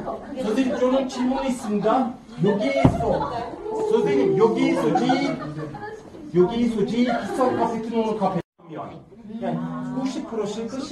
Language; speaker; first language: Korean; non-native, learner; Turkish